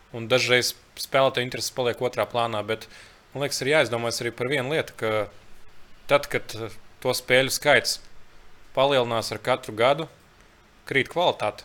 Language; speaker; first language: Latvian; early bilingual, other home language; Lithuanian